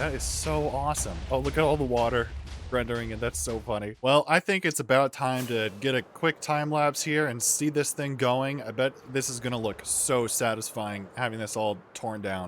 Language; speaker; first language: English; native; English